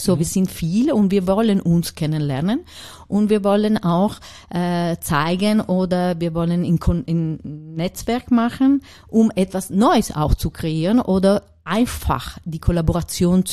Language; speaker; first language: German; non-native, learner; Italian